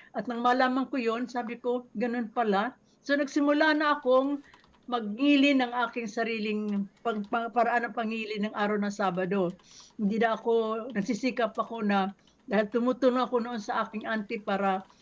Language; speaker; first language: Filipino; native; Filipino